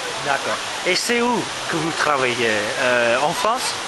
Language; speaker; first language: French; non-native, fluent; English